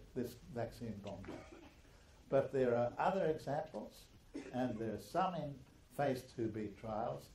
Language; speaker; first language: English; early bilingual, other home language; German